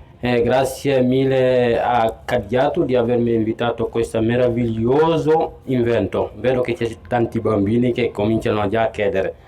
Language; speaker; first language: Italian; non-native, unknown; Fula